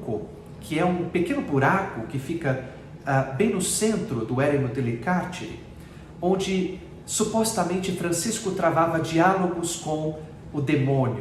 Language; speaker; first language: Portuguese; native; Portuguese